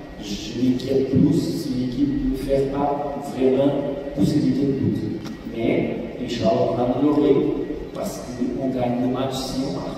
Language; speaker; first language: French; non-native, fluent; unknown